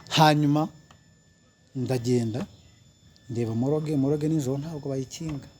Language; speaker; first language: Kinyarwanda; early bilingual, heritage; Kinyarwanda